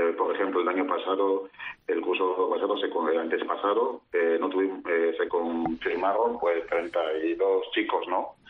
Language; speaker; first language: Spanish; non-native, local second language; Fang